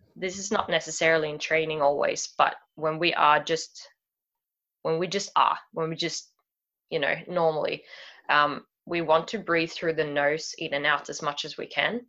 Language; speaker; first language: English; non-native, fluent; Swedish